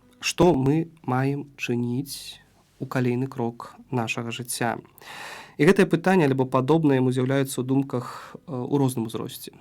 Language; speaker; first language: Belarusian; native; Belarusian